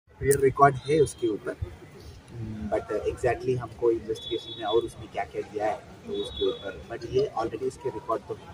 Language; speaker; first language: Hindi; non-native, local second language; Telugu